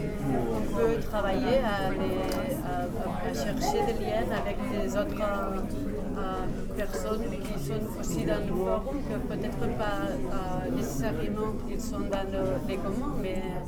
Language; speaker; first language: French; non-native, fluent; Spanish